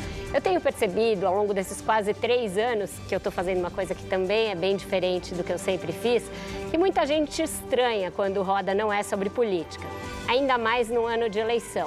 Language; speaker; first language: Portuguese; native; Portuguese